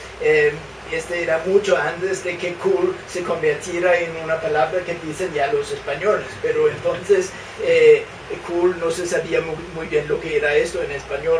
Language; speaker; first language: Spanish; non-native, fluent; Danish